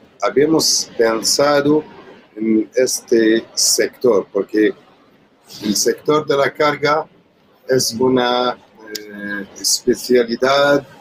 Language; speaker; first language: Spanish; non-native, learner; Arabic